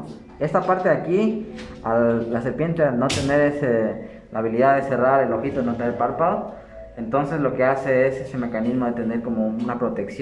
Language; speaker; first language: Spanish; native; Spanish